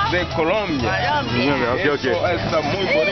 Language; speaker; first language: Spanish; non-native, learner; Haitian Creole